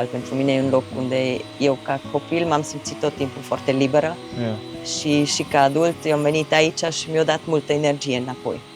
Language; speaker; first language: Romanian; non-native, fluent; German